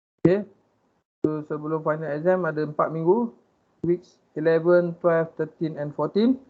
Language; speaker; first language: Malay; native; Malay